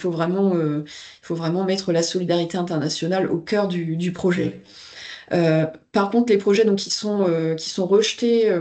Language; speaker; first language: French; native; French